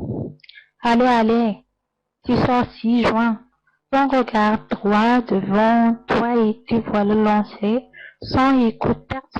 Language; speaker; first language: French; non-native, learner; Arabic